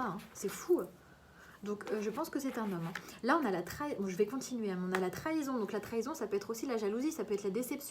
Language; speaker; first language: French; native; French